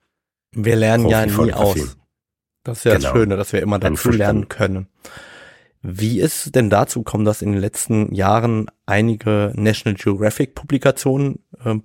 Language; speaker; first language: German; native; German